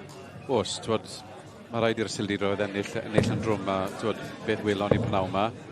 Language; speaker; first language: Welsh; native; Welsh